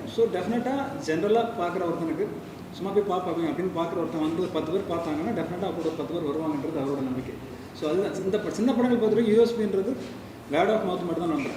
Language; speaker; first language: Tamil; native; Tamil